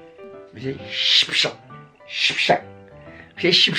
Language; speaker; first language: English; non-native, learner; Turkish